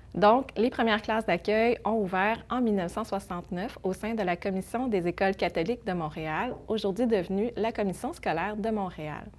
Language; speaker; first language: French; early bilingual, other home language; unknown